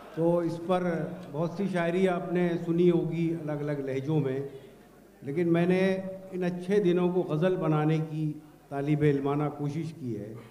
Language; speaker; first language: Urdu; native; Urdu